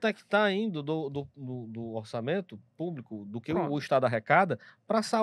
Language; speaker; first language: Portuguese; native; Portuguese